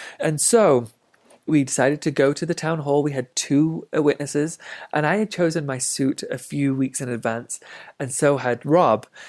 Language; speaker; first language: English; native; English